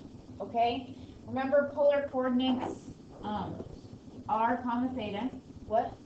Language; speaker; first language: English; native; English